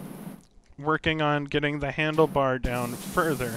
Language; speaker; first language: English; native; English